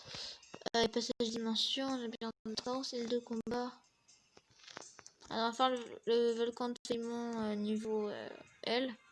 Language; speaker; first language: French; native; French